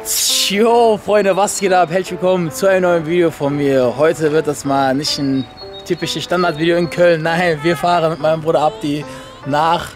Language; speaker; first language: German; native; German